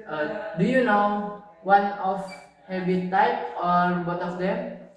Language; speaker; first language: English; non-native, learner; Indonesian